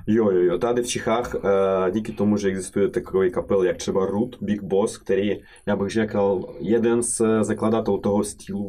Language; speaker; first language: Czech; non-native, fluent; Russian